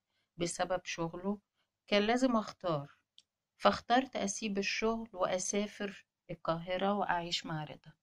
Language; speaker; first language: Arabic; native; Arabic